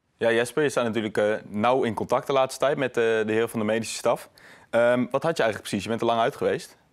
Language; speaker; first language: Dutch; native; Dutch